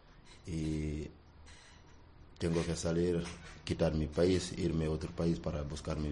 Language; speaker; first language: Spanish; non-native, learner; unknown